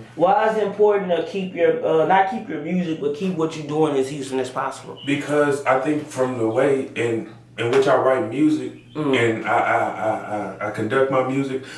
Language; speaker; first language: English; native; English